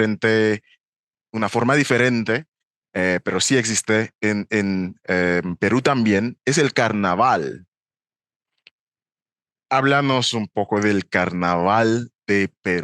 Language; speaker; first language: Spanish; non-native, fluent; English